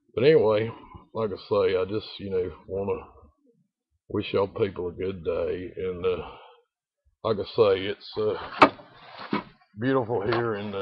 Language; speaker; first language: English; native; English